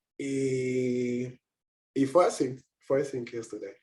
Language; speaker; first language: Portuguese; non-native, learner; English